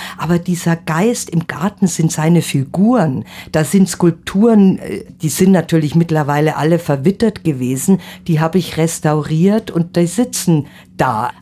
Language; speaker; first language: German; native; German